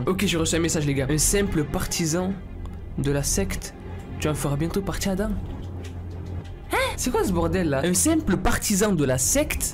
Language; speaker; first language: French; native; French